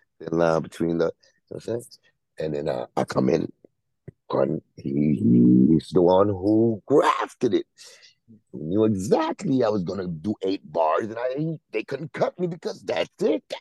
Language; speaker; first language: English; non-native, fluent; Spanish